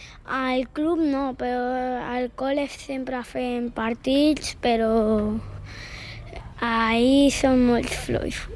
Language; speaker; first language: Catalan; non-native, local second language; Spanish